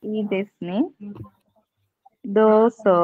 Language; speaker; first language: Japanese; non-native, learner; Sinhala